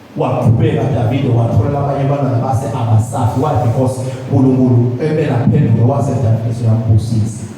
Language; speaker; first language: Zulu; non-native, local second language; Swati